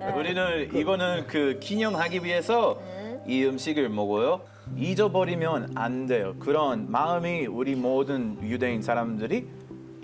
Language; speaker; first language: Korean; non-native, fluent; Hebrew